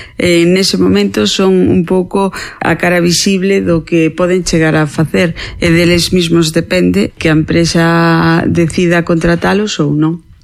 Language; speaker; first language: Galician; native; Galician